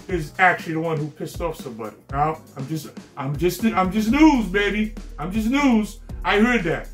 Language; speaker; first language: English; native; English